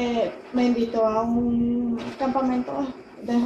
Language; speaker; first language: Spanish; native; Spanish